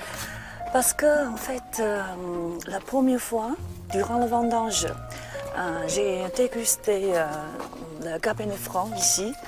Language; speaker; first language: French; non-native, fluent; Chinese